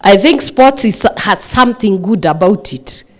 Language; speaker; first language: English; non-native, local second language; Swahili